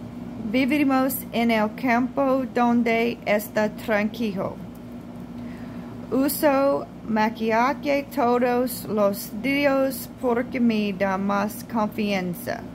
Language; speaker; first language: Spanish; non-native, learner; English